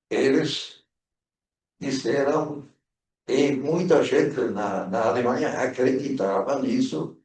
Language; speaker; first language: Portuguese; early bilingual, other home language; German